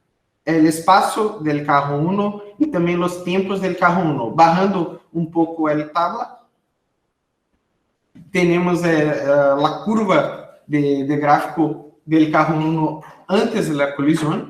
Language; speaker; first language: Spanish; non-native, fluent; Portuguese